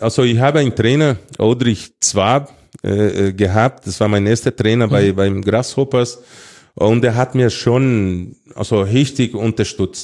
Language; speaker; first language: German; non-native, fluent; Portuguese